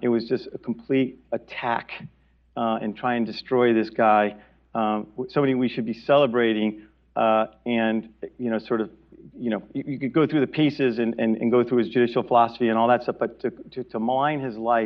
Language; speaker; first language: English; native; English